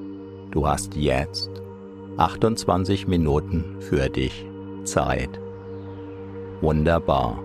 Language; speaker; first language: German; native; German